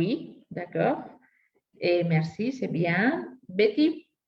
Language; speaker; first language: French; non-native, fluent; Spanish